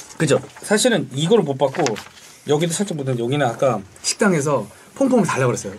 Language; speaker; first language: Korean; early bilingual, heritage; Korean